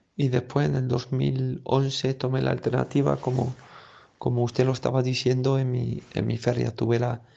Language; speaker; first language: Spanish; non-native, fluent; French